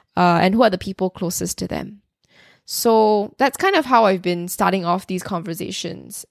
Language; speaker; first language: English; native; English